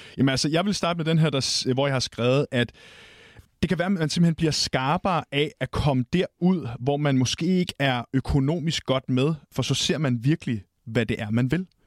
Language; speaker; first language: Danish; native; Danish